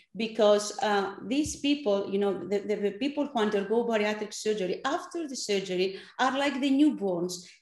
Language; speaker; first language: English; non-native, fluent; Greek